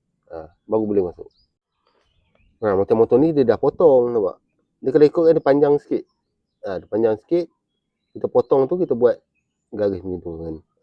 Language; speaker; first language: Malay; native; Malay